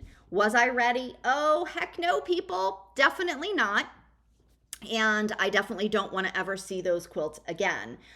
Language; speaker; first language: English; native; English